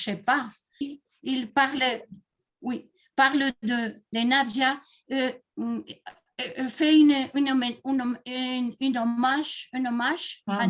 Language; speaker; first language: French; non-native, learner; Spanish